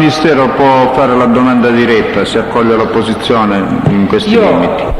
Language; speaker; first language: Italian; native; Italian